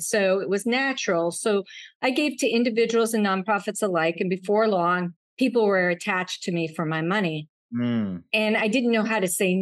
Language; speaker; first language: English; native; English